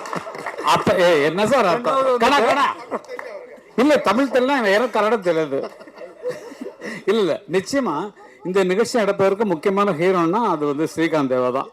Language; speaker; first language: Tamil; native; Tamil